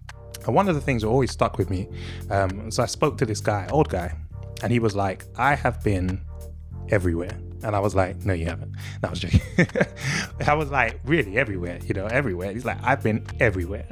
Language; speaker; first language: English; native; English